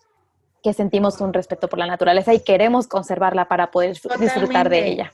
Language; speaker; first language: Spanish; native; Spanish